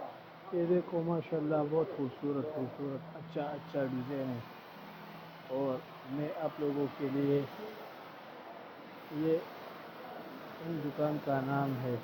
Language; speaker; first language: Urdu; non-native, local second language; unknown